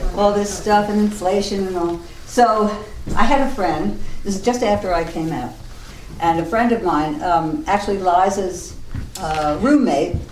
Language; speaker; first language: English; native; English